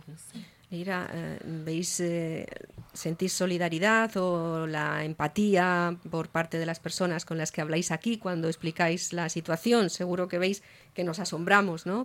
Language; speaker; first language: Spanish; native; Spanish